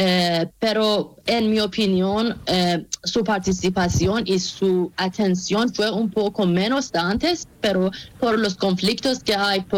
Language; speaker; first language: Spanish; non-native, fluent; Persian